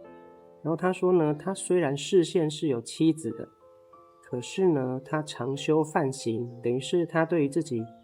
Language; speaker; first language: Chinese; native; Chinese